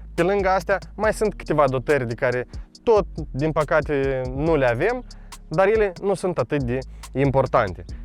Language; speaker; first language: Romanian; native; Romanian